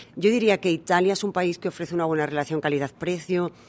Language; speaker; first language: Spanish; native; Spanish